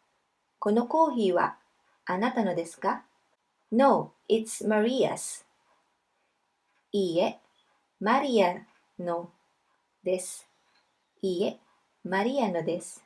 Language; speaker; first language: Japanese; non-native, fluent; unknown